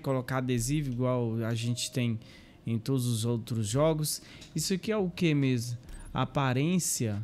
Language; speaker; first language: Portuguese; native; Portuguese